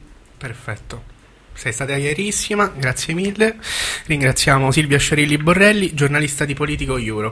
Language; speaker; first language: Italian; native; Italian